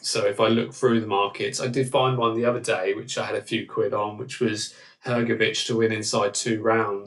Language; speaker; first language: English; native; English